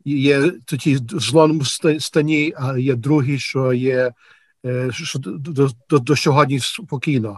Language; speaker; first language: Ukrainian; early bilingual, heritage; Ukrainian